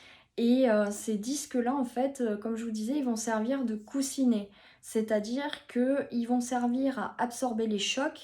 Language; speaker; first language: French; native; French